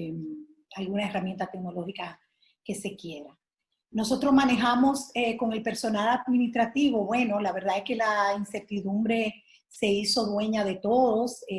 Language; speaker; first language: Spanish; native; Spanish